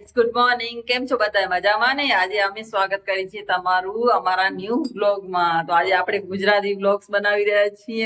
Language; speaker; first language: Gujarati; non-native, local second language; Kachhi